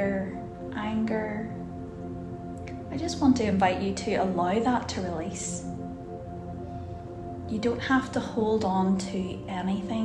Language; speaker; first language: English; native; English